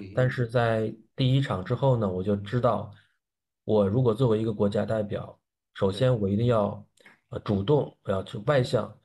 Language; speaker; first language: Chinese; native; Chinese